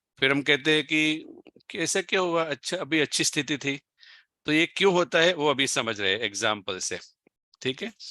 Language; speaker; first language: Hindi; non-native, local second language; Gujarati